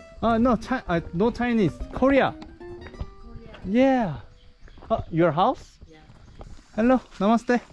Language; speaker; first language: English; non-native, learner; Korean